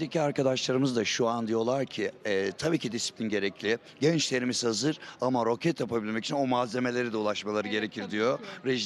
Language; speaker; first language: Turkish; native; Turkish